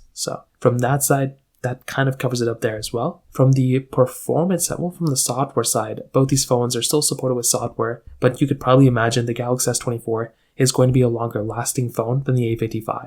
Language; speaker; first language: English; native; English